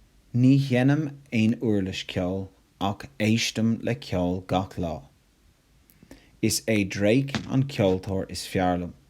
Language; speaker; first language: Irish; non-native, local second language; English